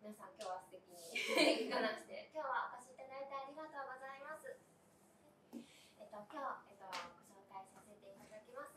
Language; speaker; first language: Japanese; native; Japanese